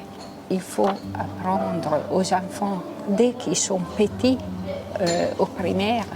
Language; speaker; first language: French; non-native, local second language; Italian